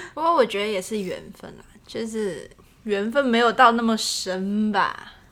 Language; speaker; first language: Chinese; non-native, fluent; Cantonese